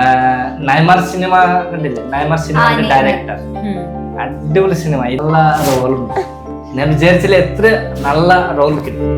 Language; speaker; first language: Malayalam; non-native, local second language; Bangla